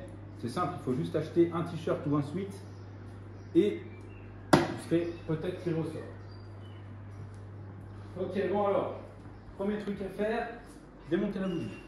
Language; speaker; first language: French; native; French